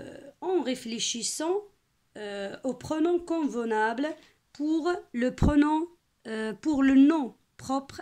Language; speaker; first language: French; non-native, local second language; Arabic